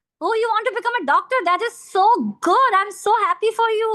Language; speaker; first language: English; non-native, fluent; Hindi